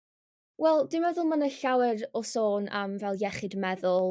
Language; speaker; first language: Welsh; non-native, local second language; English